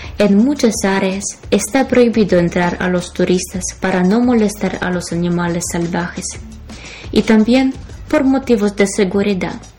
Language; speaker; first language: Spanish; non-native, fluent; Ukrainian